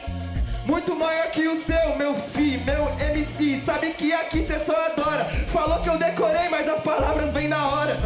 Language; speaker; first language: Portuguese; native; Portuguese